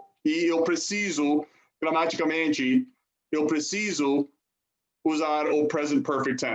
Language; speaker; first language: Portuguese; non-native, fluent; English